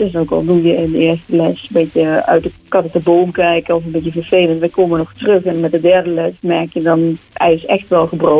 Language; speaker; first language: Dutch; native; Dutch